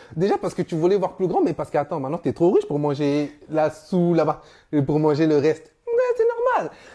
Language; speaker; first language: French; native; French